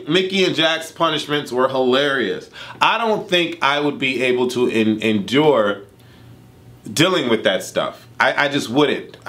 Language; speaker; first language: English; native; English